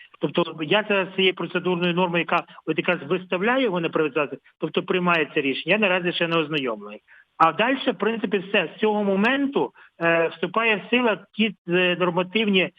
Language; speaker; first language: Ukrainian; native; Ukrainian